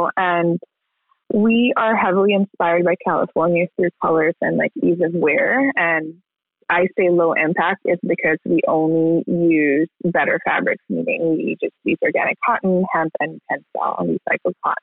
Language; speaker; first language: English; non-native, local second language; Filipino